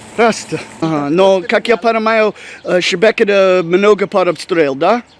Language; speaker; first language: Russian; non-native, learner; English